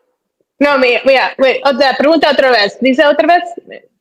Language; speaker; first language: Spanish; early bilingual, heritage; Spanish